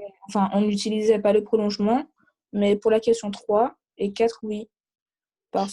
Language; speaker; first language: French; native; French